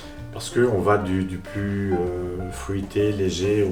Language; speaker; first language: French; native; French